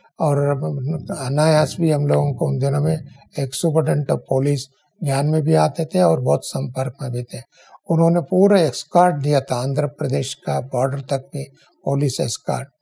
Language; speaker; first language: Hindi; non-native, local second language; Kannada